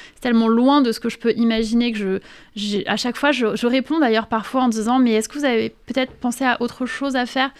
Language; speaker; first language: French; native; French